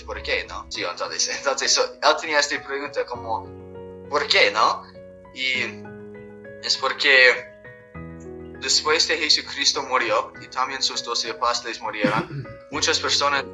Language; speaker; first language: Spanish; non-native, fluent; English